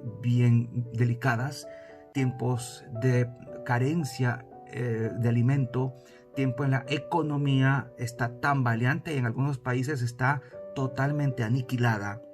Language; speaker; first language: Spanish; native; Spanish